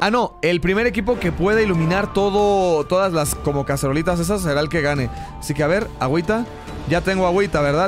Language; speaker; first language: Spanish; native; Spanish